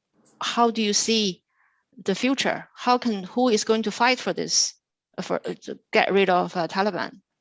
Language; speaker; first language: English; non-native, fluent; Chinese